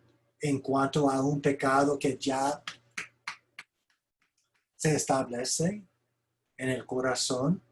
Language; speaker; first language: Spanish; non-native, fluent; English